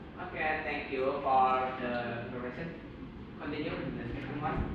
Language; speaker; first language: English; non-native, learner; Indonesian